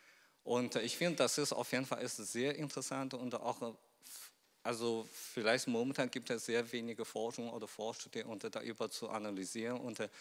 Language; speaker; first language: German; non-native, fluent; Chinese